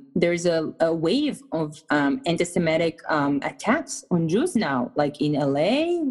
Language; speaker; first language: English; non-native, fluent; Hebrew